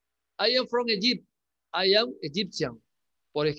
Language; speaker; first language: English; non-native, learner; Spanish